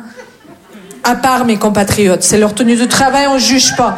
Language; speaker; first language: French; non-native, fluent; Russian